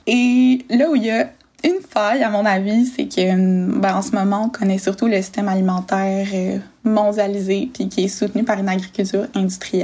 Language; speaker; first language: French; native; French